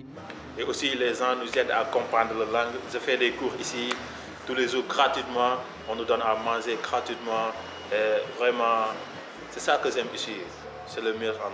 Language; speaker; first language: French; non-native, learner; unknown